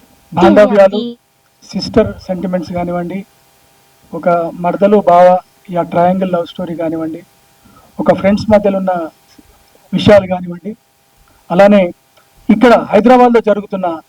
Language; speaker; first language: Telugu; native; Telugu